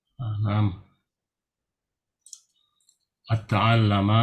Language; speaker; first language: Arabic; non-native, learner; Indonesian